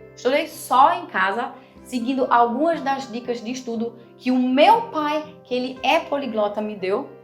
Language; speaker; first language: Portuguese; non-native, fluent; German